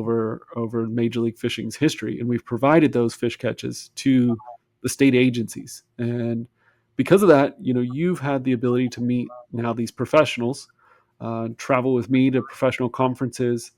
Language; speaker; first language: English; native; English